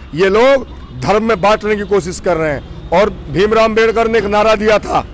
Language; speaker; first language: Hindi; native; Hindi